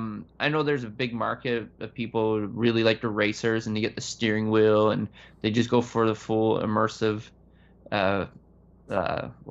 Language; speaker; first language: English; native; English